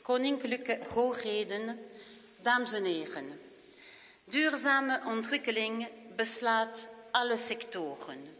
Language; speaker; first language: Dutch; non-native, local second language; French